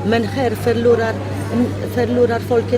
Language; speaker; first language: Swedish; non-native, fluent; Polish